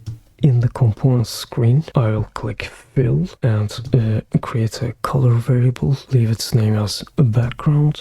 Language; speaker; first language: English; non-native, fluent; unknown